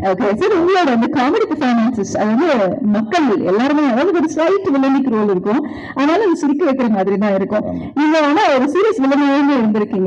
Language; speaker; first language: Tamil; native; Tamil